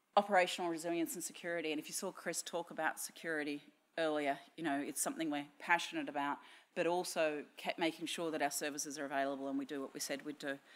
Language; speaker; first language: English; native; English